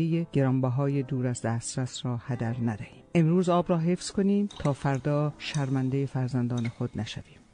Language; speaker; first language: Persian; native; Persian